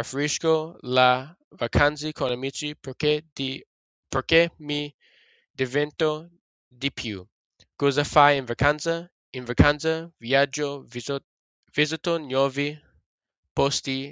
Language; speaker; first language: Italian; non-native, learner; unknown